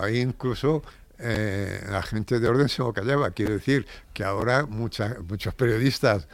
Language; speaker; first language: Spanish; native; Spanish